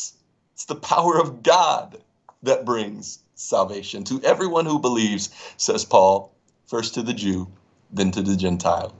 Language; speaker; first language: English; native; English